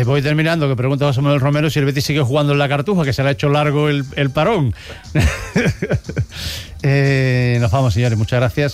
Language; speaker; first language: Spanish; native; Spanish